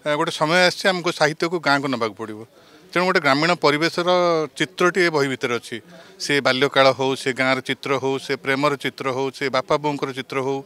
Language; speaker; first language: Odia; native; Odia